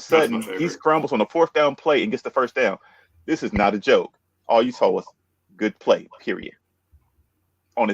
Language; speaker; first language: English; native; English